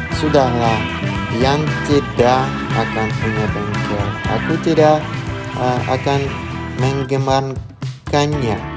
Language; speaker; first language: Indonesian; non-native, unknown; Russian